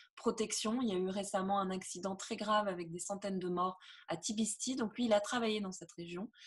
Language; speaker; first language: French; native; French